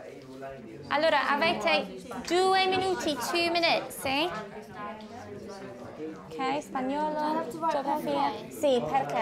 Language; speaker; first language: Italian; non-native, fluent; English